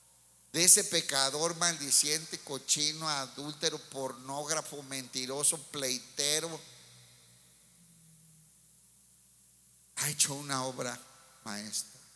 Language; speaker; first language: Spanish; native; Spanish